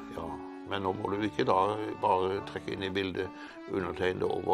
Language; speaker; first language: Norwegian; native; Norwegian